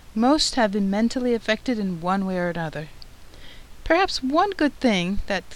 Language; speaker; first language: English; non-native, fluent; Turkish